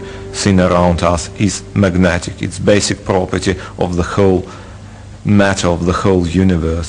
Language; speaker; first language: English; non-native, fluent; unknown